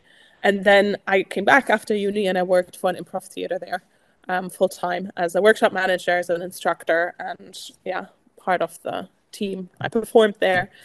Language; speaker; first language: English; non-native, fluent; German